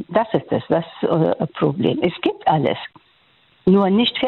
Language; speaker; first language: German; non-native, learner; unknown